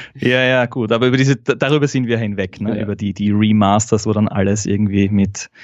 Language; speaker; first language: German; native; German